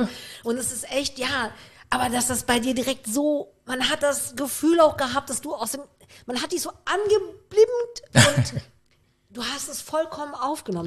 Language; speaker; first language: German; native; German